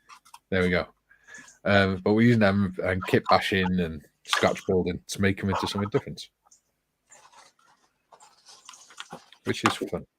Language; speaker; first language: English; native; English